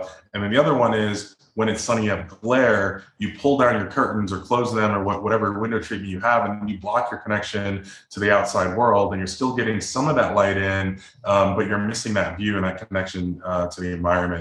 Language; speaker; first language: English; native; English